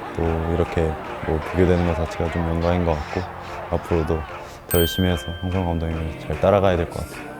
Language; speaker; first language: Korean; native; Korean